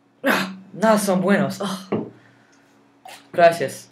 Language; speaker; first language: Spanish; non-native, learner; English